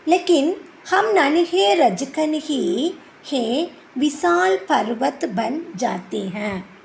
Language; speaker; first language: Hindi; non-native, local second language; Tamil